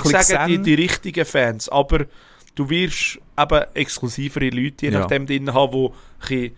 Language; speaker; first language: German; native; German